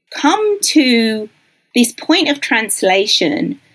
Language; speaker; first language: English; native; English